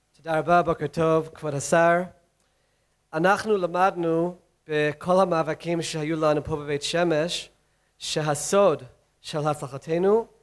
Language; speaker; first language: Hebrew; non-native, fluent; English